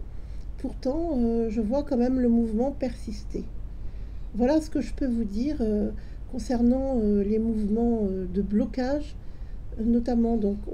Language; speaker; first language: French; native; French